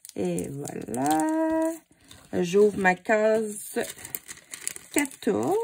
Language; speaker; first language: French; native; French